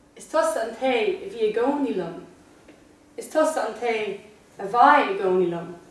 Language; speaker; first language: Irish; non-native, local second language; English